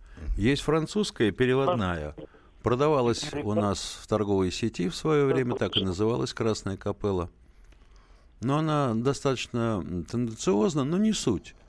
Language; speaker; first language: Russian; native; Russian